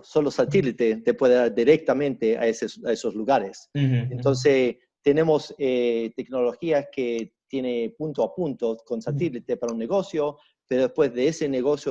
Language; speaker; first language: Spanish; early bilingual, heritage; Spanish